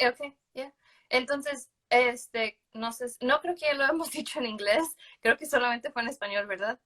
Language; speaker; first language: Spanish; early bilingual, other home language; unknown